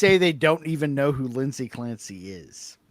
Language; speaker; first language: English; native; English